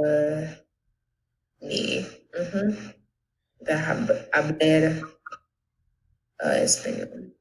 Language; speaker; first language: Spanish; non-native, learner; English